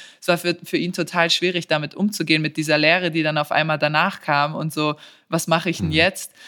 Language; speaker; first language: German; early bilingual, other home language; Serbian